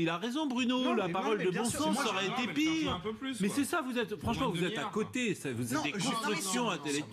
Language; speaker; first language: French; native; French